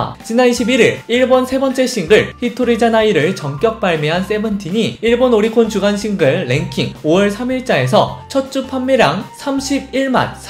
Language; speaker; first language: Korean; native; Korean